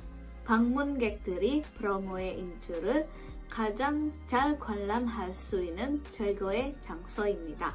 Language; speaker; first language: Korean; non-native, fluent; Indonesian